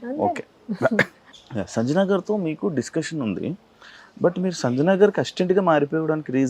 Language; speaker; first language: Telugu; native; Telugu